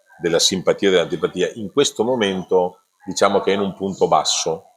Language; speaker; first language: Italian; native; Italian